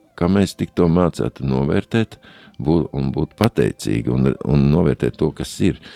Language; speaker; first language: Latvian; native; Latvian